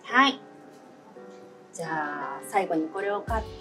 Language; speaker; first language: Japanese; native; Japanese